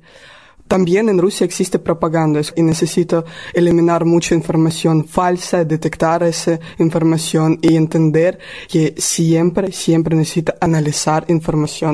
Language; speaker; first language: Spanish; non-native, learner; Russian